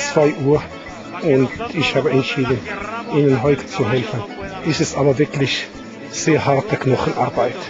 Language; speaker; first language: German; non-native, fluent; Arabic